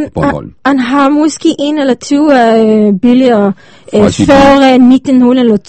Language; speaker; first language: Danish; non-native, learner; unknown